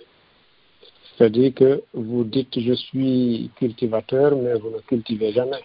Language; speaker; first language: French; non-native, local second language; Fula